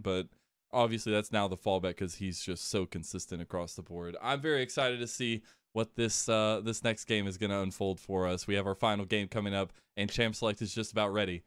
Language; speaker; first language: English; native; English